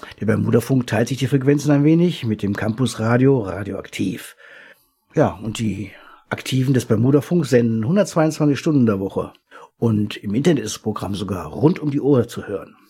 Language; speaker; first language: German; native; German